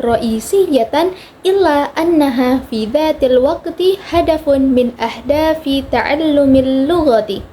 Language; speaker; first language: Arabic; non-native, learner; Indonesian